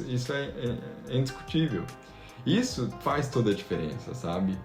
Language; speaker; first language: Portuguese; native; Portuguese